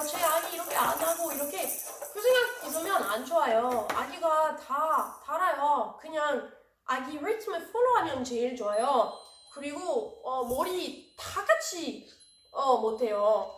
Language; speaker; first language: Korean; non-native, learner; French